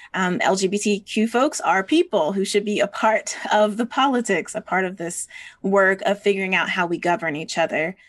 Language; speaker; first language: English; native; English